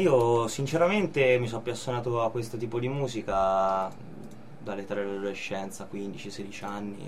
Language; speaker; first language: Italian; native; Italian